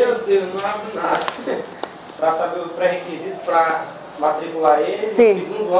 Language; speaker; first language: Portuguese; native; Portuguese